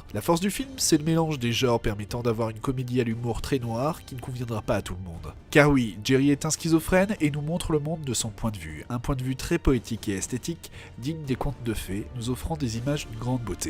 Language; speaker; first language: French; native; French